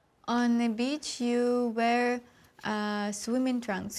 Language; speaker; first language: English; non-native, learner; Ukrainian